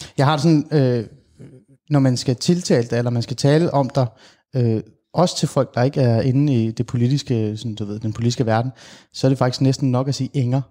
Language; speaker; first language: Danish; early bilingual, other home language; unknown